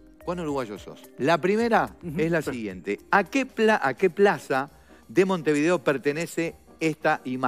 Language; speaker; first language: Spanish; native; Spanish